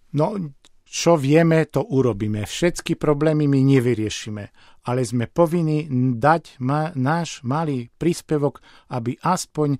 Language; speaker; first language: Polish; non-native, learner; Slovak